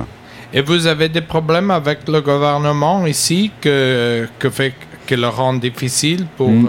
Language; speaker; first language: French; non-native, learner; English